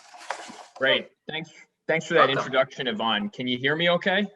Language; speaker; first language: English; native; English